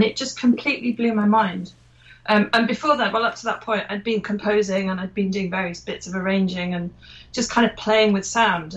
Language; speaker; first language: English; native; English